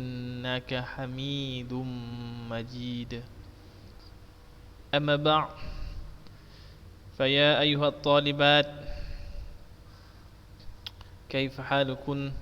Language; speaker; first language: Arabic; non-native, fluent; Indonesian